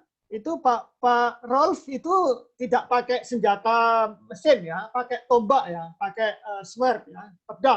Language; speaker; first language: Indonesian; native; Indonesian